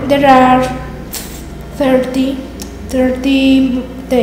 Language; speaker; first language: English; non-native, learner; Spanish